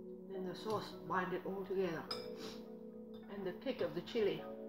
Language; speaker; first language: English; non-native, fluent; Vietnamese